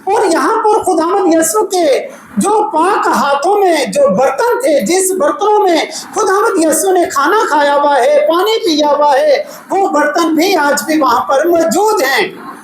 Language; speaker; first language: Urdu; non-native, local second language; Punjabi